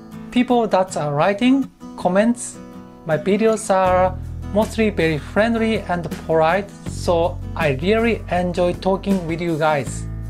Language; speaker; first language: English; non-native, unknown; Japanese